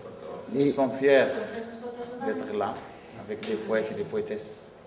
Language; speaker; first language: French; non-native, local second language; Arabic